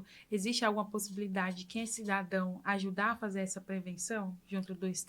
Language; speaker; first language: Portuguese; native; Portuguese